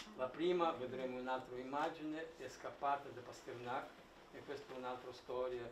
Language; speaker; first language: Italian; non-native, fluent; Russian